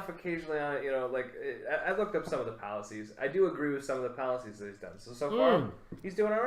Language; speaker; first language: English; native; English